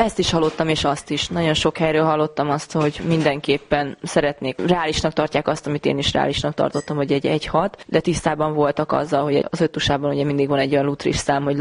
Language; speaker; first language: Hungarian; native; Hungarian